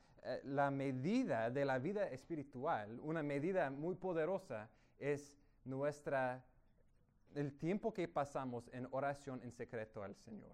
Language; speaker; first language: Spanish; non-native, fluent; English